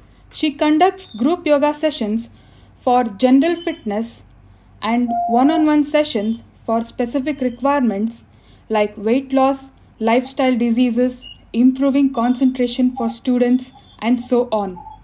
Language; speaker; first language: English; non-native, local second language; Kannada